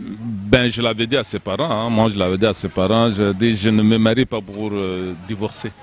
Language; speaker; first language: French; non-native, local second language; Lingala